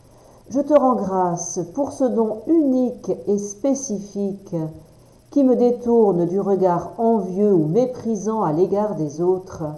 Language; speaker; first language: French; native; French